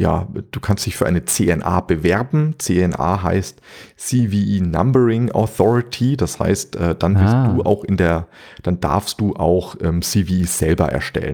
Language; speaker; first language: German; native; German